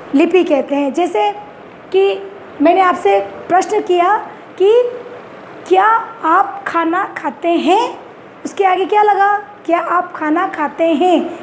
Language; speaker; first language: Hindi; native; Hindi